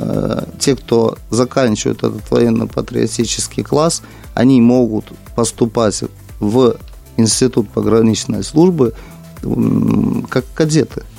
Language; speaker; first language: Russian; native; Russian